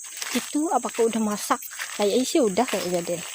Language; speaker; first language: Indonesian; native; Indonesian